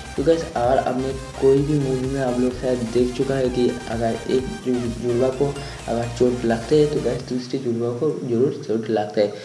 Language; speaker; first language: Hindi; non-native, local second language; Bangla